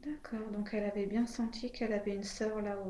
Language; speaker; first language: French; native; French